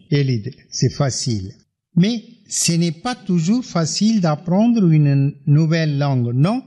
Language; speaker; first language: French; non-native, fluent; Tamil